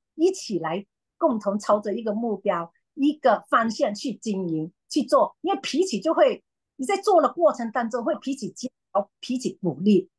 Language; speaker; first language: Chinese; non-native, local second language; Cantonese